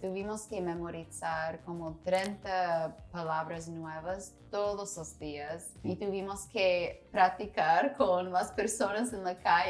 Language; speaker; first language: Spanish; non-native, learner; English